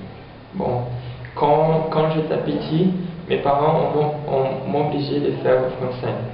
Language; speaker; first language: French; non-native, fluent; Portuguese